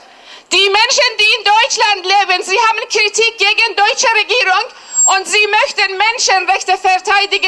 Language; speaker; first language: German; non-native, fluent; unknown